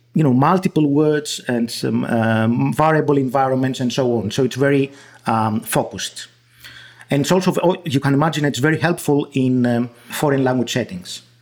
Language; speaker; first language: English; non-native, fluent; Greek